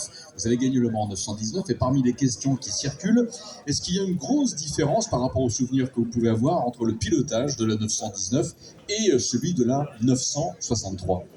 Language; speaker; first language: French; native; French